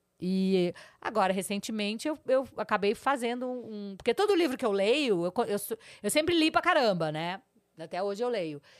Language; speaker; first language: Portuguese; native; Portuguese